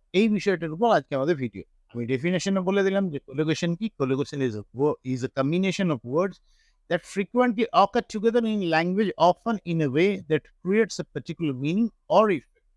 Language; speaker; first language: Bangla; native; Bangla